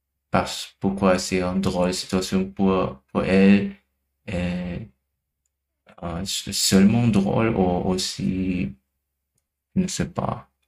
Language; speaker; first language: French; non-native, learner; German